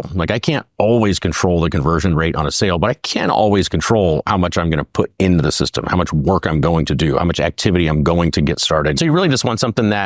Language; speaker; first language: English; native; English